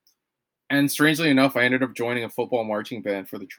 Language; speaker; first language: English; native; English